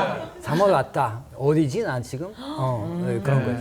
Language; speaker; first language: Korean; non-native, fluent; Russian